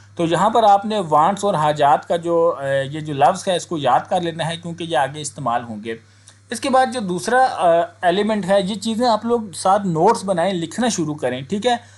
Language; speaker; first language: Urdu; non-native, local second language; Punjabi